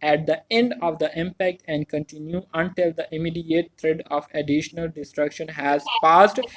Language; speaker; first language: English; non-native, local second language; Urdu